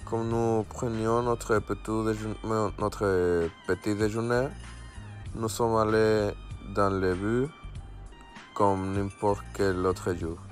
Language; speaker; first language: French; non-native, learner; Spanish